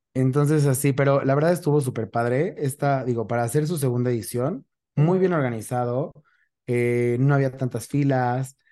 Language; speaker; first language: Spanish; native; Spanish